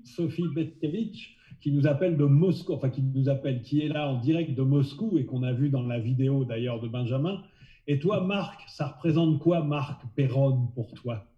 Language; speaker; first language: French; native; French